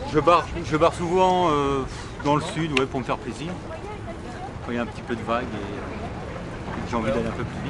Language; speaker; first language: French; native; French